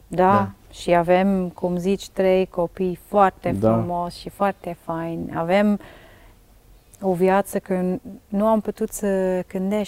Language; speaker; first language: Romanian; non-native, learner; Dutch